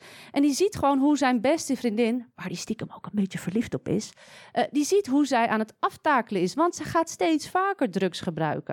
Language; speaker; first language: Dutch; native; Dutch